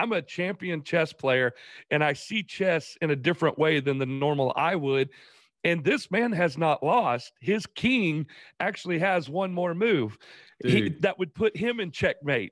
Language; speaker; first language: English; native; English